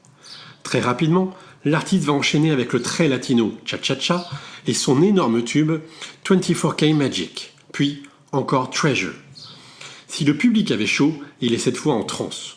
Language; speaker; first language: French; native; French